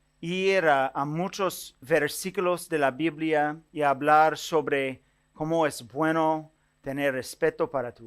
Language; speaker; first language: Spanish; non-native, fluent; English